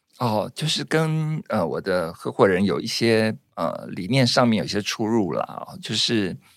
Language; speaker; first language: Chinese; native; Chinese